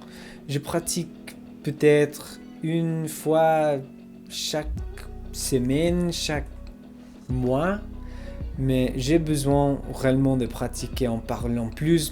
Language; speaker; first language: French; non-native, learner; English